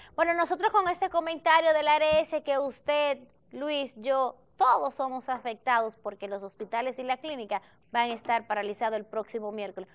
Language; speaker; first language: Spanish; native; Spanish